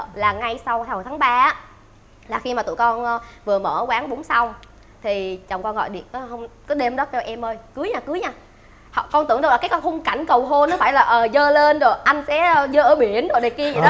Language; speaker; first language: Vietnamese; native; Vietnamese